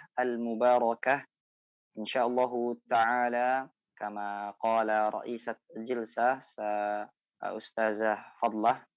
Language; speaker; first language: Arabic; non-native, fluent; Indonesian